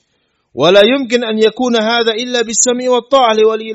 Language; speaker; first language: Arabic; non-native, fluent; Indonesian